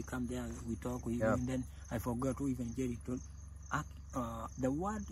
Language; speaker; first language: English; non-native, local second language; Masai